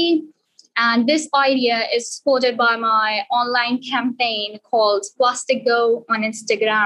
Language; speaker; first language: English; non-native, local second language; Punjabi